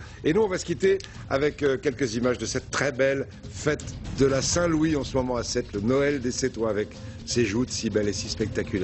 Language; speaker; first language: French; native; French